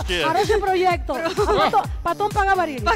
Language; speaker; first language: Russian; non-native, learner; Spanish